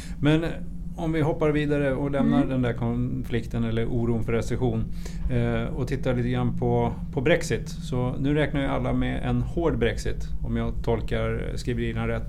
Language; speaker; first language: Swedish; native; Swedish